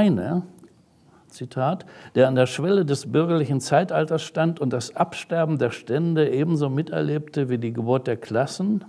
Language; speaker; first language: German; native; German